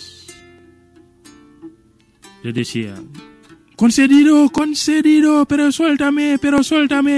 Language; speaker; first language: Spanish; non-native, fluent; Wolof